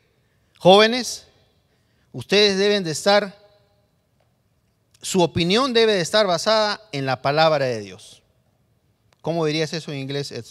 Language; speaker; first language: Spanish; native; Spanish